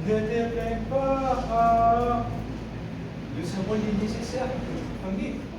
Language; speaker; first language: French; non-native, learner; Spanish